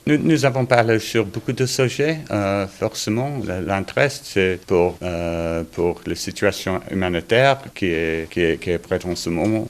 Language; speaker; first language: French; non-native, learner; English